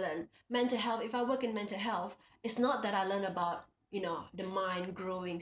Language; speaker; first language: English; non-native, local second language; Indonesian